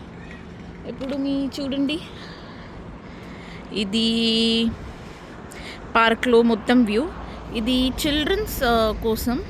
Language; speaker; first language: Telugu; non-native, learner; Marathi